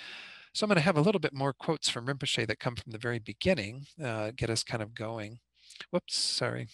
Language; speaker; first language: English; native; English